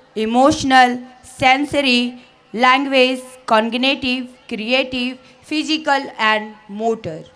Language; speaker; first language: English; non-native, local second language; Hindi